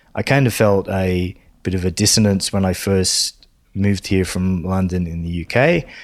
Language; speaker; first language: English; native; English